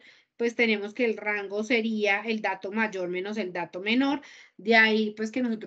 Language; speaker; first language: Spanish; native; Spanish